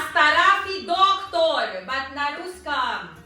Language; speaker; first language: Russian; non-native, learner; Filipino